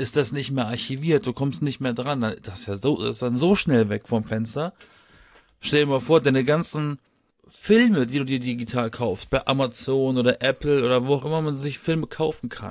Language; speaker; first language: German; native; German